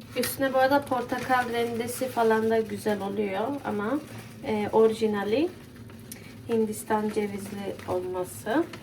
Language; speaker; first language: Turkish; early bilingual, heritage; Turkish